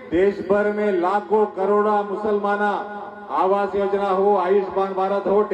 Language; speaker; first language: Hindi; non-native, local second language; Telugu